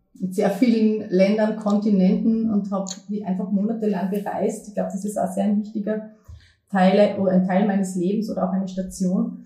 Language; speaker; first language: German; native; German